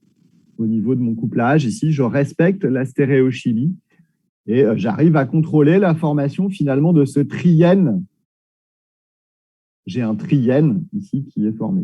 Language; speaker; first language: French; native; French